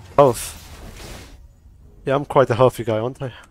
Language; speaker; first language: English; native; English